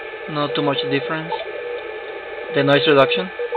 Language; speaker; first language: English; non-native, fluent; Spanish